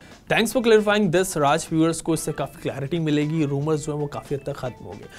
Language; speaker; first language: Hindi; native; Hindi